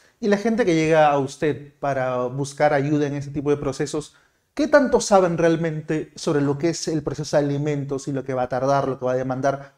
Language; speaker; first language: Spanish; native; Spanish